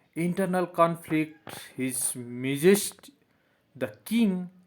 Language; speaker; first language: English; non-native, local second language; Nepali